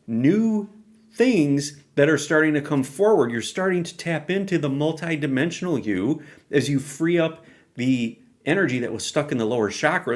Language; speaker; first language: English; native; English